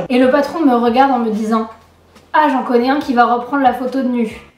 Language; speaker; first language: French; native; French